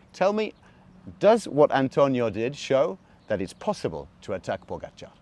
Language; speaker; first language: English; native; English